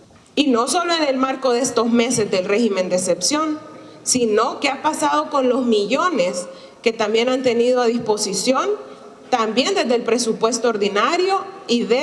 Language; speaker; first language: Spanish; native; Spanish